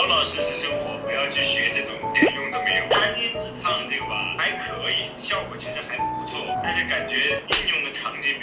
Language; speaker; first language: Chinese; native; Chinese